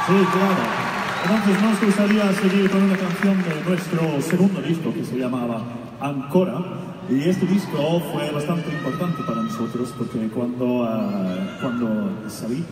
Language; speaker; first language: Spanish; non-native, fluent; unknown